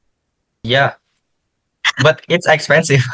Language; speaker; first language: English; non-native, learner; Indonesian